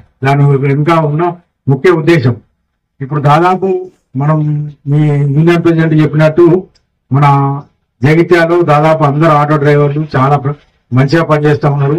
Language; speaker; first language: Telugu; native; Telugu